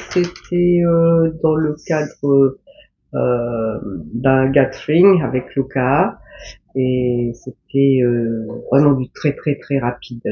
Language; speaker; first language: French; early bilingual, other home language; Korean